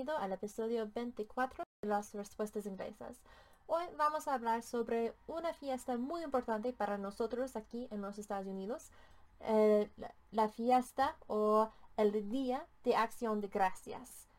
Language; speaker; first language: Spanish; non-native, fluent; English